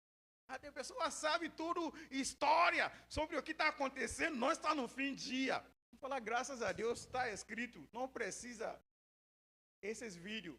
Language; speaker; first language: Portuguese; non-native, learner; Yoruba